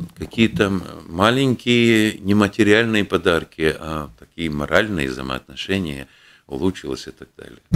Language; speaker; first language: Russian; non-native, local second language; Latvian